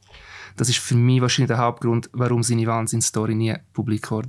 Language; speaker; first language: German; native; German